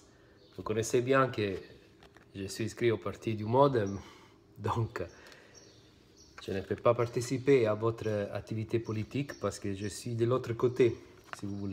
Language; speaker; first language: French; non-native, fluent; Italian